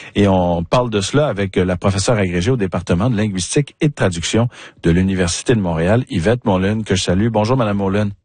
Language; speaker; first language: French; native; French